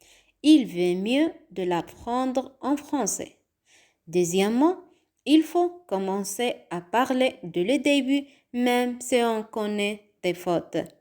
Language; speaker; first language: French; non-native, fluent; Arabic